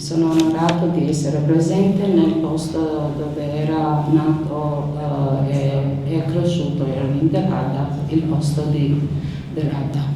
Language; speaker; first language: Italian; non-native, learner; Albanian